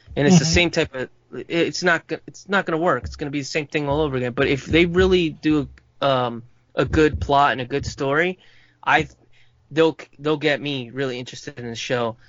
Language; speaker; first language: English; non-native, fluent; Spanish